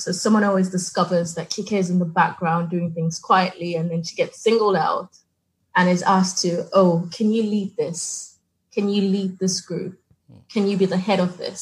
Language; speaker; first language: English; non-native, local second language; Yoruba